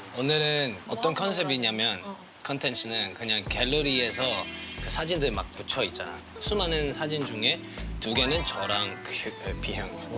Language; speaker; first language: Korean; non-native, fluent; Cantonese